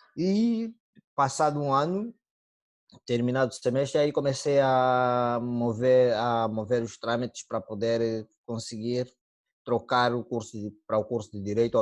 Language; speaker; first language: Portuguese; native; Portuguese